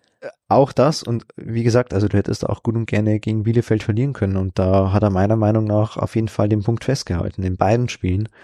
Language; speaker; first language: German; native; German